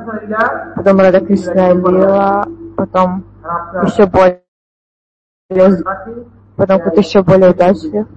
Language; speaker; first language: Russian; non-native, fluent; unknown